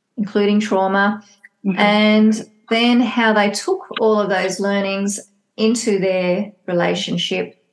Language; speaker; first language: English; native; English